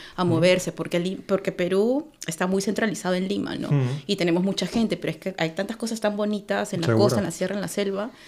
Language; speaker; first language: Spanish; native; Spanish